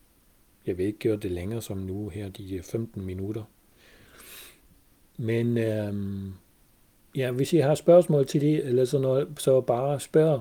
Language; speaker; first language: Danish; non-native, fluent; German